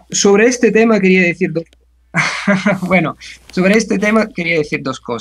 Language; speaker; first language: Spanish; non-native, fluent; Italian